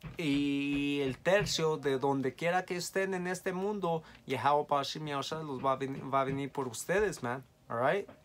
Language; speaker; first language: Spanish; early bilingual, heritage; Spanish